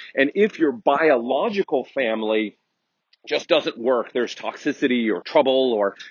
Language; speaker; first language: English; native; English